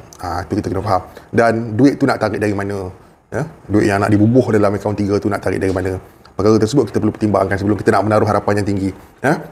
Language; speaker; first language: Malay; native; Malay